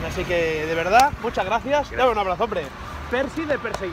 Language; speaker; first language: Spanish; native; Spanish